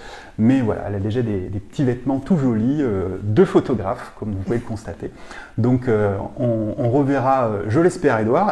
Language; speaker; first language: French; native; French